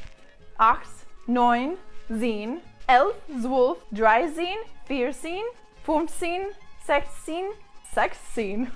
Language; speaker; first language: German; non-native, learner; English